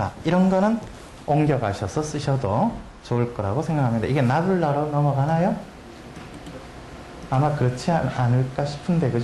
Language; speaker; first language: Korean; native; Korean